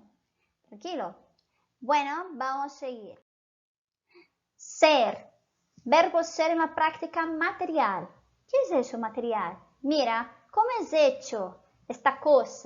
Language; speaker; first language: Spanish; non-native, fluent; Portuguese